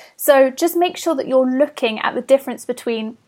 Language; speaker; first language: English; native; English